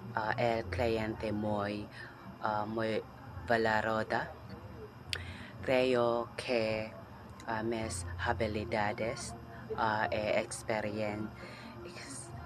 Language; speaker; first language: Spanish; non-native, learner; Cebuano